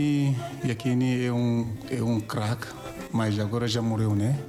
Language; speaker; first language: Portuguese; non-native, learner; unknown